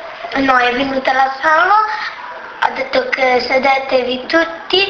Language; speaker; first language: Italian; non-native, local second language; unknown